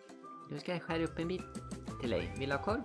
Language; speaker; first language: Swedish; native; Swedish